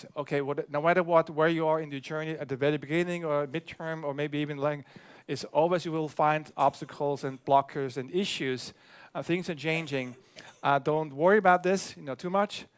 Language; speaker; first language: English; non-native, fluent; German